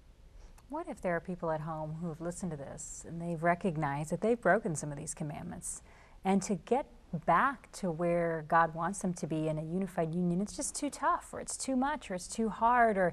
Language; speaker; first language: English; native; English